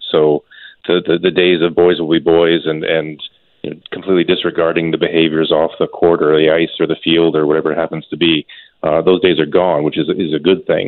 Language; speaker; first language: English; native; English